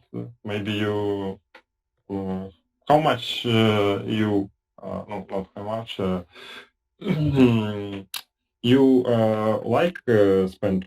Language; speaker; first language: English; non-native, learner; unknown